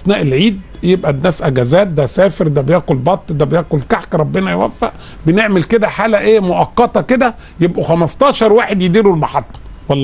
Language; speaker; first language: Arabic; native; Arabic